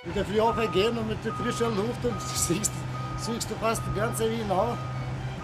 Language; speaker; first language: German; non-native, learner; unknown